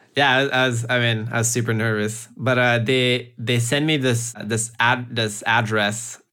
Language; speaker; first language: English; early bilingual, heritage; French